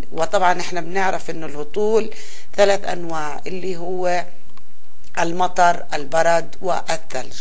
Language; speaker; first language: Arabic; native; Arabic